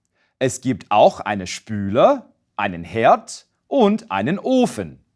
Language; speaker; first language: German; non-native, fluent; English